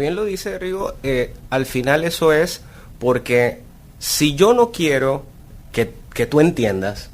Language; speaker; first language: Spanish; native; Spanish